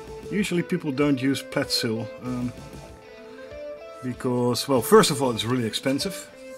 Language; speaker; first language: English; non-native, fluent; Dutch